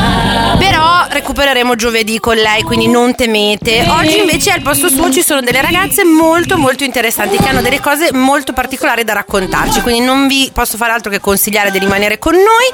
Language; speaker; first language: Italian; native; Italian